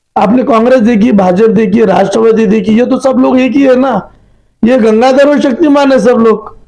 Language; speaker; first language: Hindi; non-native, local second language; Marathi